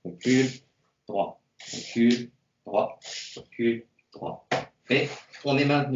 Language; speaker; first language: French; native; French